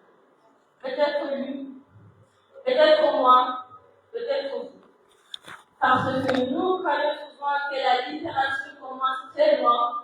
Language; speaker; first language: French; non-native, local second language; Comorian